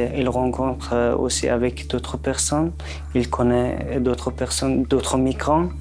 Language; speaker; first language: French; non-native, learner; Persian